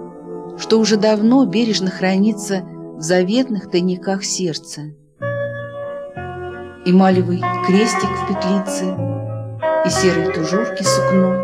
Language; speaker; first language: Russian; native; Russian